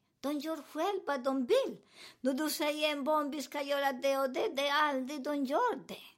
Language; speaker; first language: Swedish; non-native, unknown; Spanish